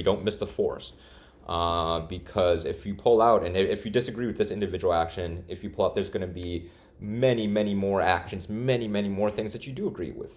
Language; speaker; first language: English; native; English